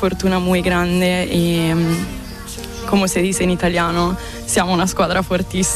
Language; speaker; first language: Spanish; non-native, fluent; Italian